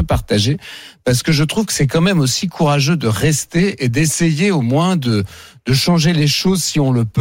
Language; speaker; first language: French; native; French